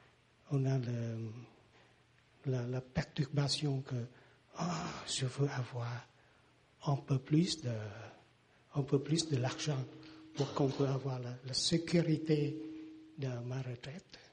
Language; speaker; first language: French; non-native, learner; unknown